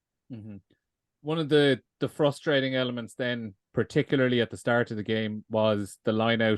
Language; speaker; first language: English; native; English